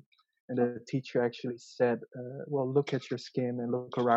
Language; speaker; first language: English; non-native, local second language; Dutch